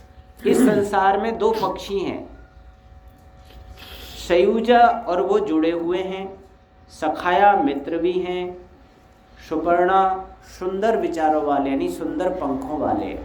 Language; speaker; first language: Hindi; native; Hindi